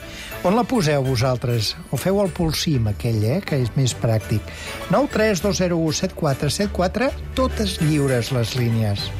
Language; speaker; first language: Catalan; native; Catalan